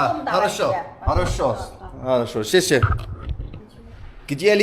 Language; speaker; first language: Russian; non-native, learner; English